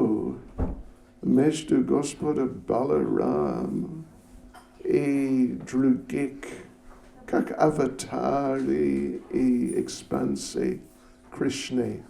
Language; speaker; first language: Russian; non-native, learner; English